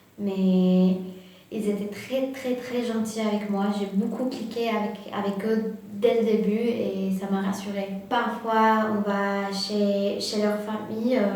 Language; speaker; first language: French; non-native, fluent; Spanish